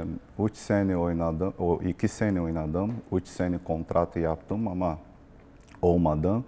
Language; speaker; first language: Turkish; non-native, learner; Portuguese